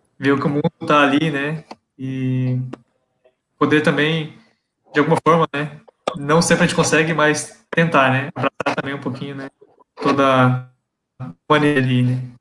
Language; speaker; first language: Portuguese; native; Portuguese